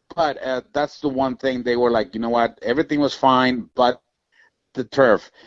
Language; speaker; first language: English; non-native, fluent; Spanish